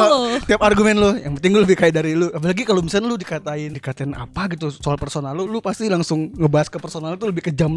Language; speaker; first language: Indonesian; native; Indonesian